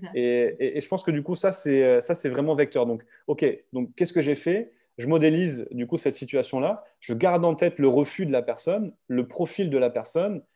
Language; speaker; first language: French; native; French